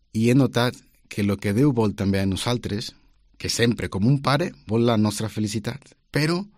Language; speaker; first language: Catalan; non-native, fluent; Spanish